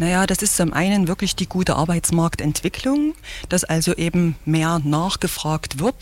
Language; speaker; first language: German; native; German